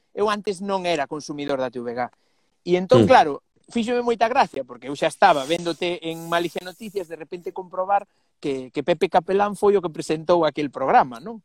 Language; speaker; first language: Galician; non-native, local second language; Spanish